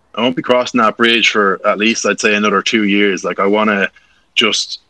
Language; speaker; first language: English; native; English